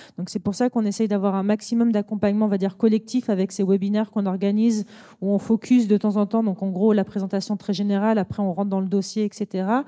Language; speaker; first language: French; native; French